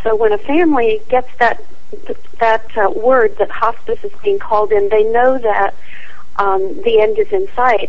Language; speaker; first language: English; native; English